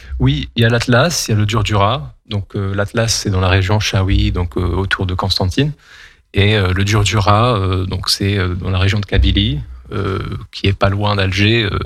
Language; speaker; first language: French; non-native, local second language; Kabyle